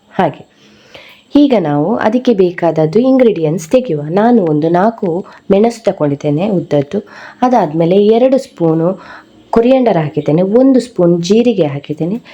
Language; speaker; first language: Kannada; non-native, local second language; Tulu